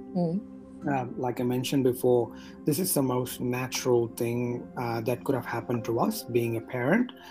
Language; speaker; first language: English; non-native, local second language; Tamil